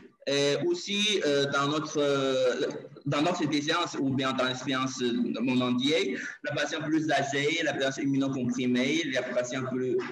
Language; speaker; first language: French; non-native, learner; Chinese